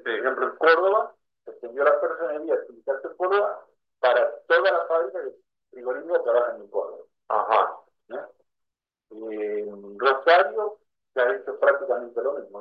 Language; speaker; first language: Spanish; native; Spanish